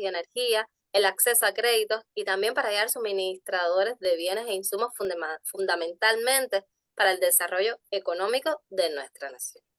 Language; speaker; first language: Spanish; native; Spanish